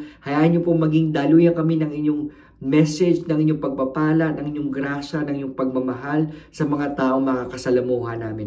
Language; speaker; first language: Filipino; native; Filipino